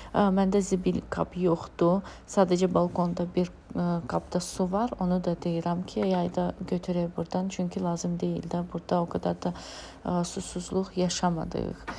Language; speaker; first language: Azerbaijani; non-native, fluent; Lezghian